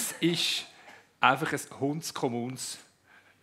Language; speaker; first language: German; native; German